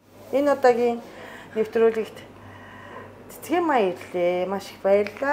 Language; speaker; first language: Mongolian; non-native, fluent; Japanese